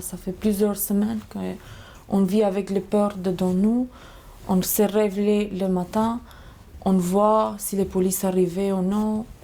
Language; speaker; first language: French; non-native, learner; Albanian